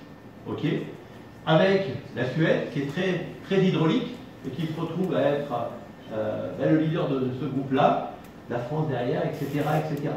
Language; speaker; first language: French; native; French